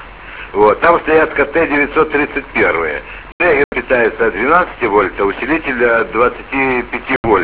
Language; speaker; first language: Russian; native; Russian